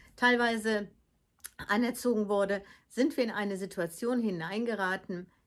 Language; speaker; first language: German; early bilingual, heritage; Dutch